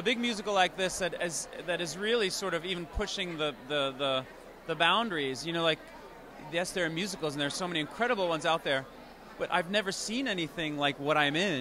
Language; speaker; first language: English; native; English